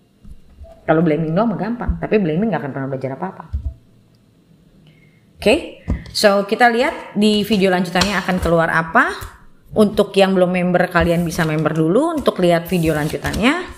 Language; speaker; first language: Indonesian; native; Indonesian